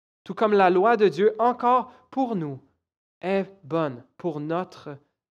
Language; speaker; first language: French; native; French